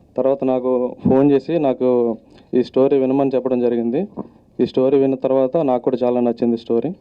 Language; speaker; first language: Telugu; native; Telugu